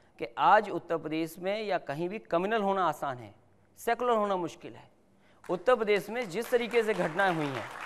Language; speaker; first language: Hindi; native; Hindi